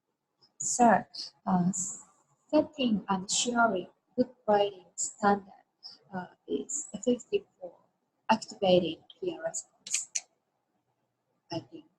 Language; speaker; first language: English; non-native, learner; Japanese